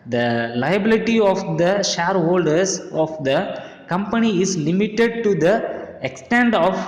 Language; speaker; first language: English; non-native, local second language; Tamil